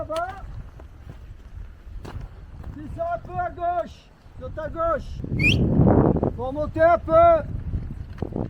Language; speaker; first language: French; native; French